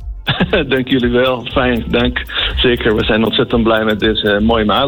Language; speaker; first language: Dutch; non-native, fluent; Italian